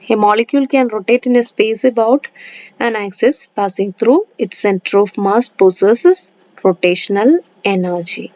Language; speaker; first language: English; non-native, local second language; Malayalam